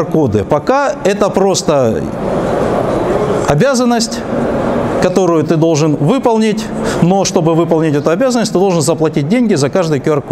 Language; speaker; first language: Russian; native; Russian